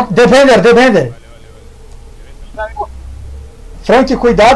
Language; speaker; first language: Spanish; non-native, learner; Portuguese